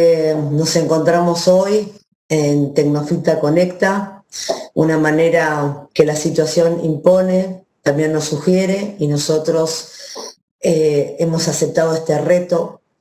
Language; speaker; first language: Spanish; native; Spanish